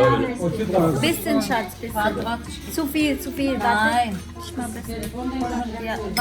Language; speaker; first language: German; early bilingual, other home language; Urdu